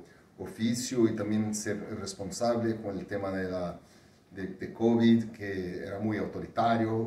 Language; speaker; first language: Spanish; non-native, fluent; Portuguese